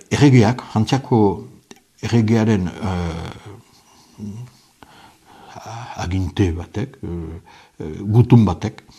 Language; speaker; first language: Basque; native; Basque